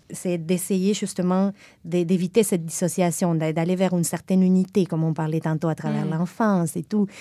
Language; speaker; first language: French; non-native, fluent; Spanish